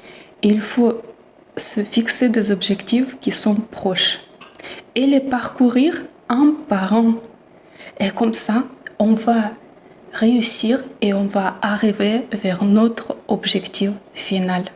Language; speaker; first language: French; non-native, fluent; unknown